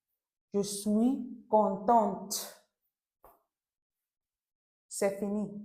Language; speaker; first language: French; non-native, fluent; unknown